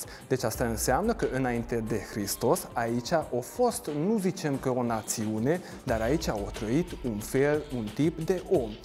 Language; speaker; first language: Romanian; non-native, local second language; Hungarian